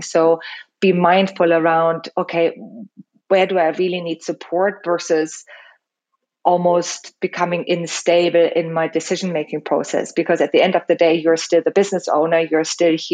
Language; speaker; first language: English; non-native, fluent; German